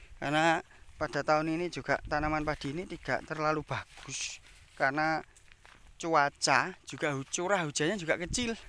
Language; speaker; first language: Indonesian; non-native, local second language; Javanese